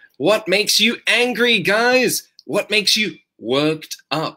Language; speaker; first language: English; native; English